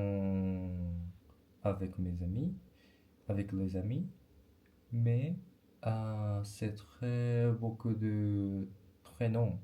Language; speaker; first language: French; non-native, learner; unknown